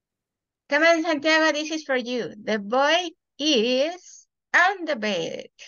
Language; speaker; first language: English; non-native, fluent; Spanish